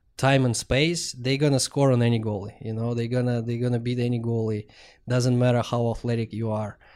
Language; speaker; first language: English; non-native, fluent; Russian